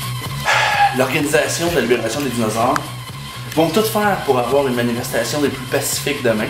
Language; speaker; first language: French; native; French